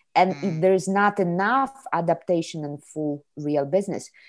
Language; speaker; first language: English; non-native, fluent; Kazakh